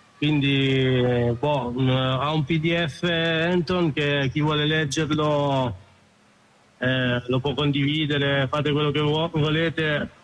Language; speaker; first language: Italian; early bilingual, other home language; Albanian